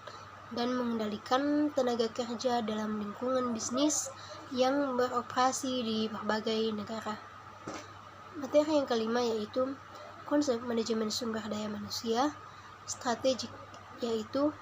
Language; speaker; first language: Indonesian; native; Indonesian